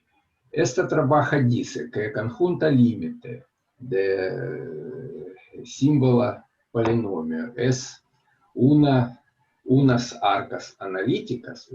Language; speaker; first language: Spanish; non-native, fluent; Russian